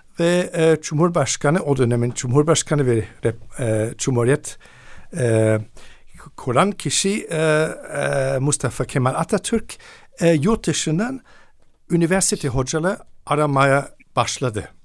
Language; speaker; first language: Turkish; non-native, fluent; German